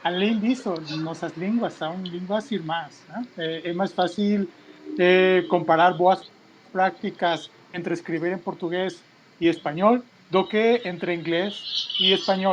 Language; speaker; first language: Portuguese; non-native, fluent; Spanish